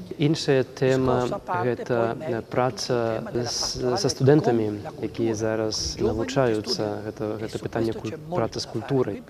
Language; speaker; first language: Belarusian; non-native, fluent; Italian